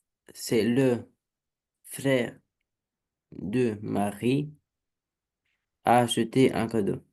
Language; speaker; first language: French; non-native, learner; Romanian